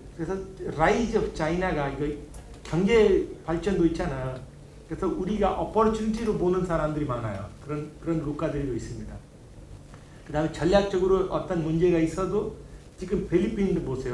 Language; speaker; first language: Korean; non-native, learner; Hindi